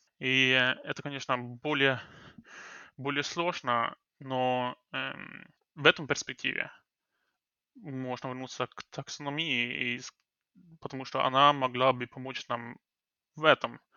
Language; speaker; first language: Russian; non-native, fluent; Norwegian